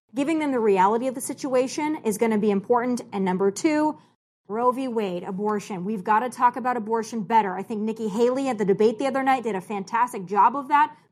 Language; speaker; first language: English; native; English